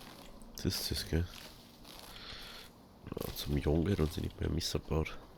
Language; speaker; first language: German; native; German